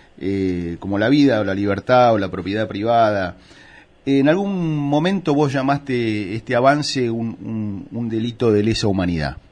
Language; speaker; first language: Spanish; native; Spanish